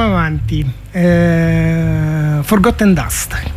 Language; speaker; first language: Italian; native; Italian